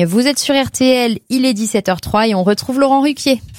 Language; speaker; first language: French; native; French